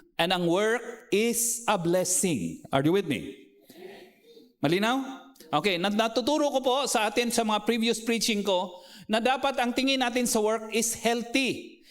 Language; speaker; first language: Filipino; non-native, local second language; Cebuano